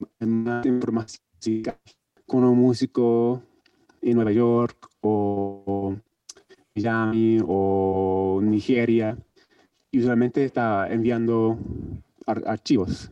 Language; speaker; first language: Spanish; non-native, learner; English